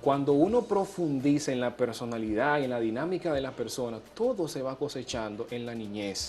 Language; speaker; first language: Spanish; native; Spanish